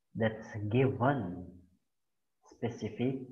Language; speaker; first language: English; non-native, fluent; Indonesian